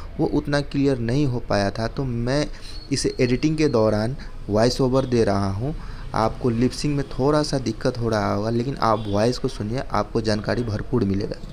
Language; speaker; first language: Hindi; native; Hindi